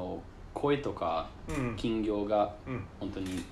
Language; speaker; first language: Japanese; non-native, learner; English